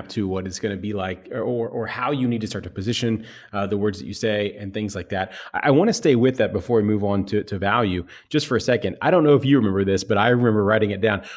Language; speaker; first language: English; native; English